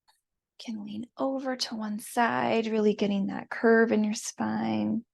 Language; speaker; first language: English; native; English